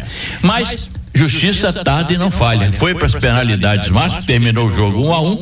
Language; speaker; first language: Portuguese; native; Portuguese